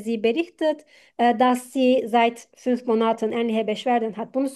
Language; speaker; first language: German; non-native, learner; Turkish